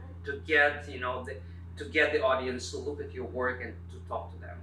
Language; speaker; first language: English; non-native, fluent; Russian